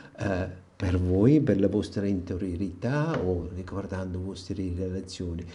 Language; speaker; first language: Italian; non-native, fluent; German